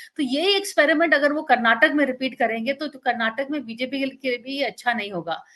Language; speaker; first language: Hindi; native; Hindi